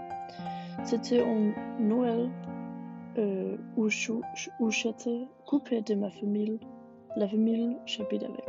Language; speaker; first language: French; non-native, learner; English